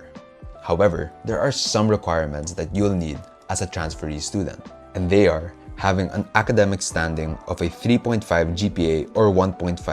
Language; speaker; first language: English; non-native, local second language; Filipino